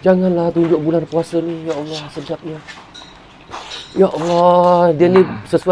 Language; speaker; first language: Malay; native; Malay